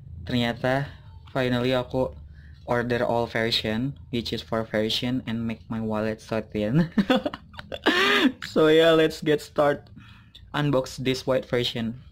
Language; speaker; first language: English; non-native, learner; Indonesian